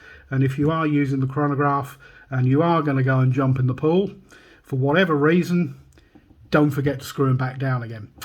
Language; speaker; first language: English; native; English